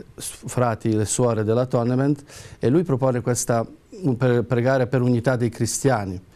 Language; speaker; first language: Italian; non-native, fluent; Ukrainian